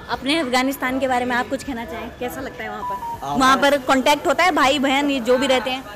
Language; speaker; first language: Hindi; native; Hindi